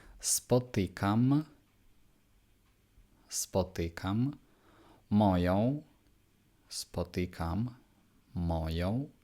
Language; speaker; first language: Polish; non-native, fluent; Ukrainian